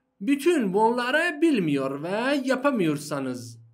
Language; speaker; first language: Turkish; non-native, fluent; Persian